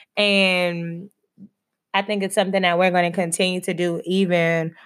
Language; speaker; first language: English; native; English